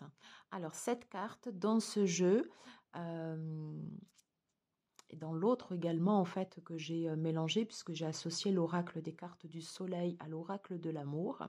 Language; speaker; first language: French; native; French